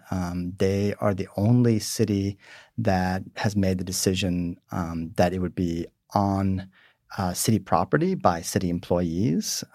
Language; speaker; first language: English; early bilingual, other home language; Swedish